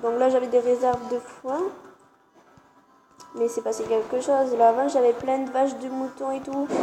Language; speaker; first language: French; native; French